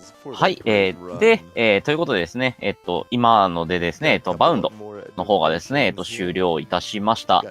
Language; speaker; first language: Japanese; native; Japanese